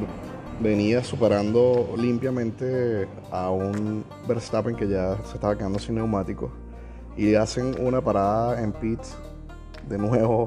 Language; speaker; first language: Spanish; native; Spanish